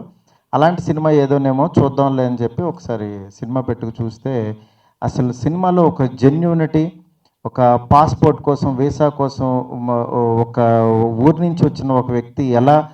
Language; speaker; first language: Telugu; native; Telugu